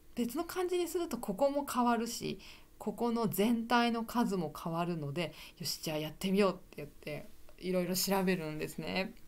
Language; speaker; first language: Japanese; native; Japanese